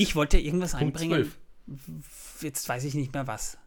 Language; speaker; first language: German; native; German